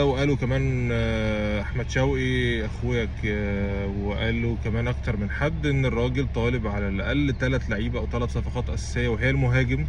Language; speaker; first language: Arabic; native; Arabic